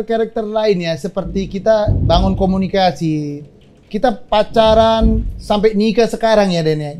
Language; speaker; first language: Indonesian; native; Indonesian